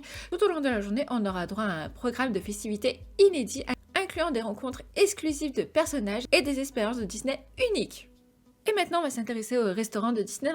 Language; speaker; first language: French; native; French